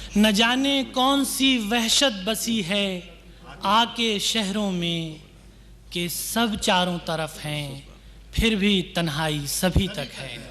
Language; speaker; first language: Urdu; native; Urdu